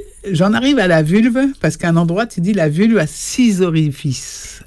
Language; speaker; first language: French; native; French